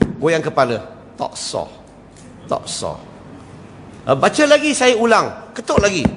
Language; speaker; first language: Malay; non-native, local second language; Chinese